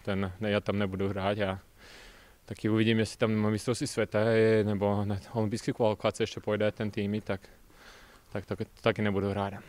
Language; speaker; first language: Czech; non-native, learner; Latvian